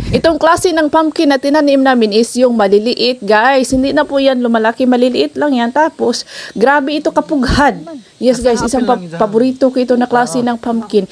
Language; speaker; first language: Filipino; non-native, local second language; Cebuano